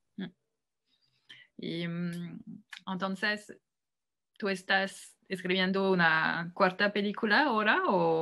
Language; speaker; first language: Spanish; non-native, fluent; French